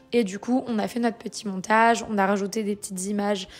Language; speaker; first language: French; native; French